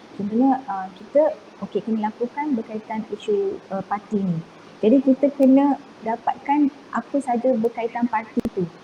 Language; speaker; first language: Malay; native; Malay